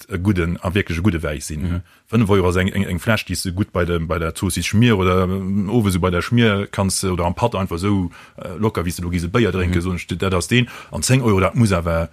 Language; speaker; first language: Luxembourgish; native; Luxembourgish